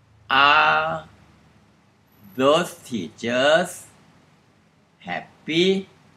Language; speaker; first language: English; non-native, learner; Thai